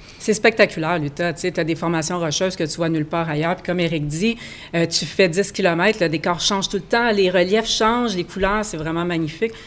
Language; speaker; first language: French; native; French